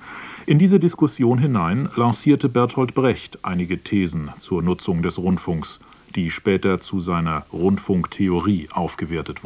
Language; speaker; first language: German; native; German